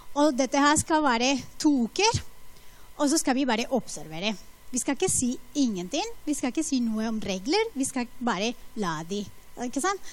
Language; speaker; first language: Norwegian; non-native, fluent; Spanish